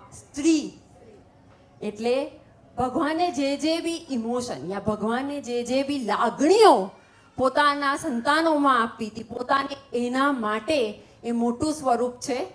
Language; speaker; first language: Gujarati; native; Gujarati